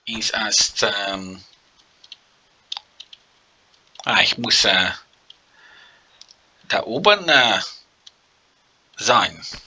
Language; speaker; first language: German; non-native, learner; Dutch